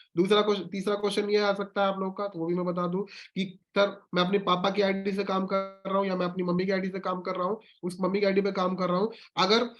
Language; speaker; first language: Hindi; native; Hindi